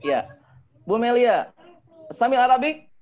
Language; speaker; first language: Indonesian; native; Indonesian